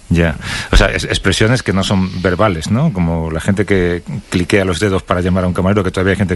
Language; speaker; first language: Spanish; native; Spanish